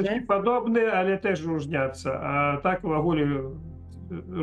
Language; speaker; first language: Polish; non-native, learner; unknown